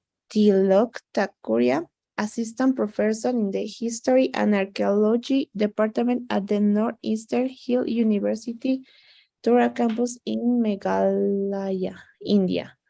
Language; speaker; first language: English; non-native, learner; Spanish